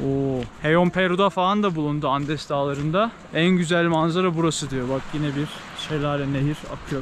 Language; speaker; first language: Turkish; native; Turkish